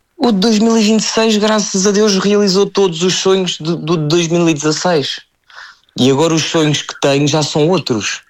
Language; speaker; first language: Portuguese; early bilingual, heritage; French